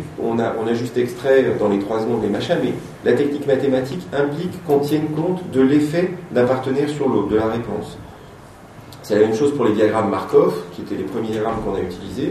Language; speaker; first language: French; native; French